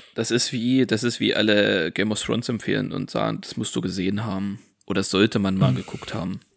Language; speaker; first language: German; native; German